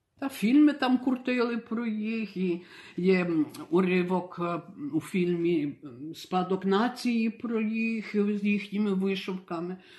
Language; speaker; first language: Ukrainian; early bilingual, heritage; Ukrainian